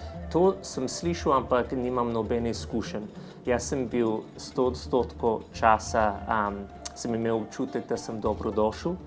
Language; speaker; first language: Slovenian; non-native, learner; English